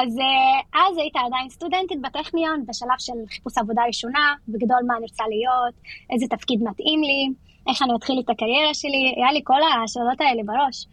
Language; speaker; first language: Hebrew; non-native, local second language; Arabic